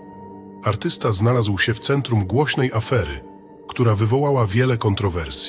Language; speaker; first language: Polish; native; Polish